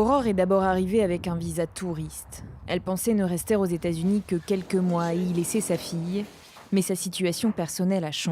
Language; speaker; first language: French; native; French